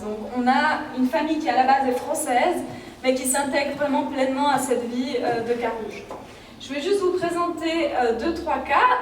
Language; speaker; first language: French; native; French